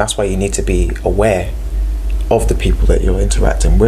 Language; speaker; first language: English; native; English